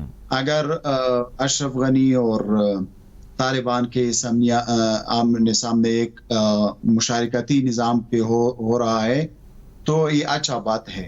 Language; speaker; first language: Hindi; non-native, fluent; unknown